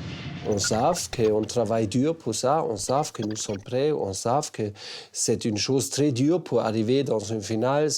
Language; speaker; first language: French; non-native, fluent; German